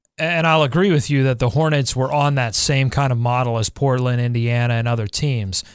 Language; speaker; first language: English; native; English